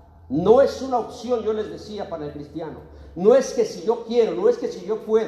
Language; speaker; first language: Spanish; native; Spanish